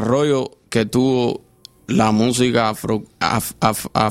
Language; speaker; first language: English; non-native, fluent; Spanish